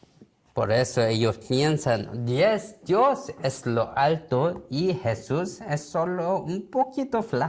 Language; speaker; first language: Spanish; non-native, learner; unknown